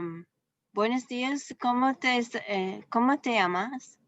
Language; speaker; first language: Spanish; non-native, learner; English